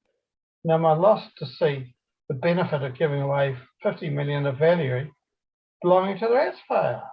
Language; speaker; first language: English; native; English